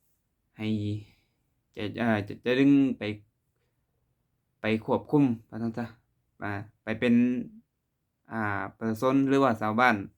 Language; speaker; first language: Thai; non-native, local second language; Lao